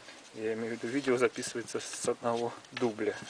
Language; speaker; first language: Russian; native; Russian